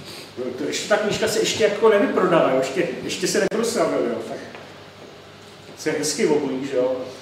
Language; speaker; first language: Czech; native; Czech